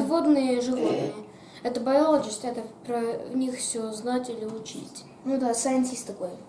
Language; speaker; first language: Russian; early bilingual, heritage; Russian